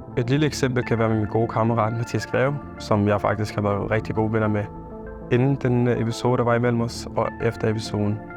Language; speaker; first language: Danish; early bilingual, other home language; Arabic